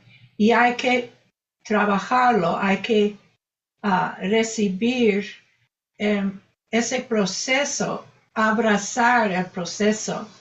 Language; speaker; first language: Spanish; non-native, fluent; English